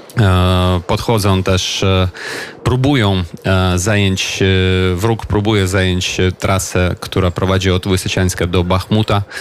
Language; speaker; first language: Polish; non-native, fluent; Ukrainian